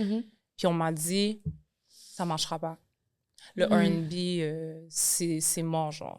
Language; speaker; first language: French; native; French